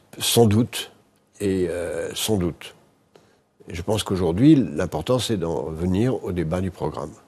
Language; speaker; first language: French; native; French